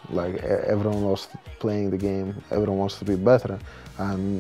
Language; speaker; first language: English; non-native, fluent; Russian